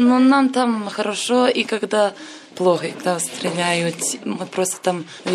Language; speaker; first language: Russian; non-native, learner; Serbian